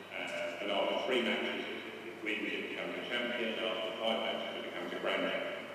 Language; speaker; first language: English; native; English